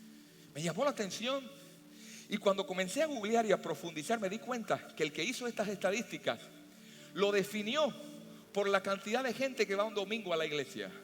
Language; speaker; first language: Spanish; native; Spanish